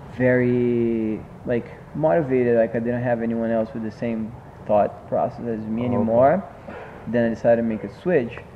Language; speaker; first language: English; non-native, fluent; Portuguese